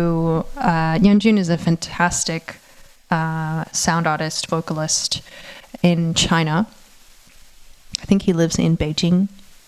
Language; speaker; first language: English; native; English